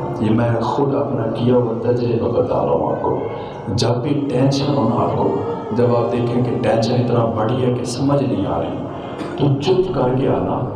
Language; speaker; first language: Urdu; non-native, local second language; Punjabi